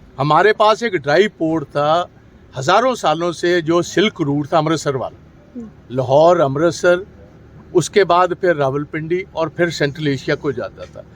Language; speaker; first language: Hindi; non-native, local second language; Punjabi